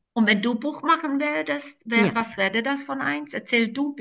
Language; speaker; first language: German; non-native, fluent; Croatian